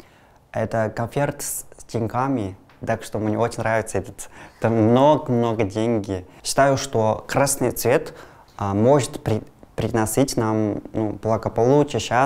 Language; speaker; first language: Russian; non-native, learner; Chinese